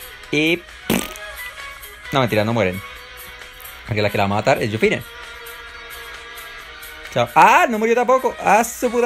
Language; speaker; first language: Spanish; native; Spanish